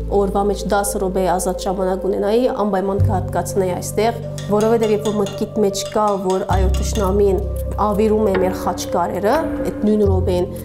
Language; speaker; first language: Armenian; early bilingual, heritage; Armenian